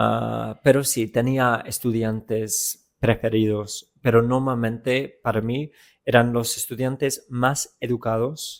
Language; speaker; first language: Spanish; non-native, fluent; English